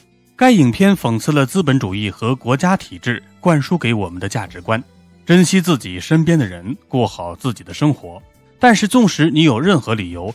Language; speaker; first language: Chinese; native; Chinese